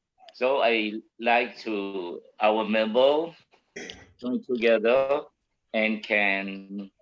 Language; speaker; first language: English; non-native, learner; Malay